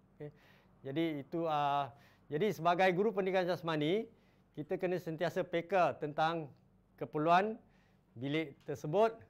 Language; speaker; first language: Malay; non-native, local second language; Chinese